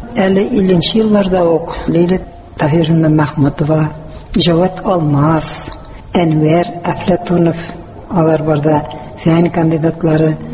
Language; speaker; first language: Tatar; native; Tatar